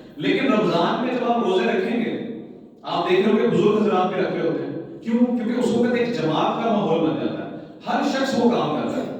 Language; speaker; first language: Urdu; non-native, local second language; Punjabi